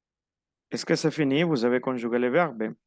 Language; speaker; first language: French; non-native, fluent; Spanish